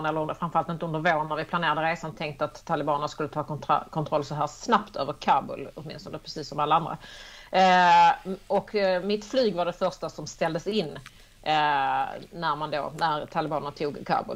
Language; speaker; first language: Swedish; native; Swedish